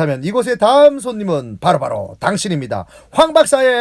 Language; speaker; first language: Korean; native; Korean